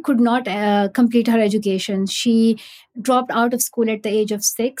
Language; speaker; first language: English; non-native, local second language; Pashto